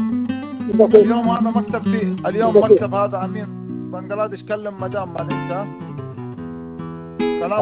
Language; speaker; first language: Arabic; non-native, learner; Bangla